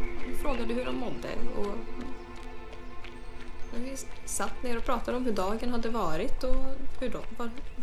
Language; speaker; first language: Swedish; native; Swedish